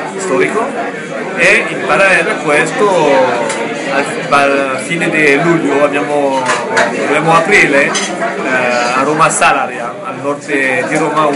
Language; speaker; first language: Italian; non-native, fluent; French